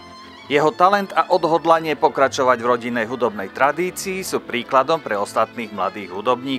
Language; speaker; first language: Slovak; native; Slovak